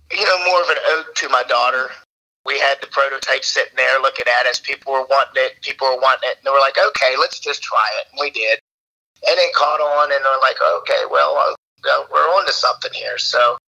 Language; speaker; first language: English; native; English